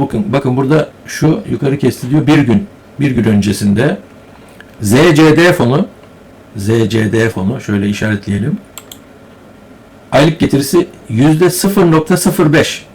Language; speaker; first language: Turkish; native; Turkish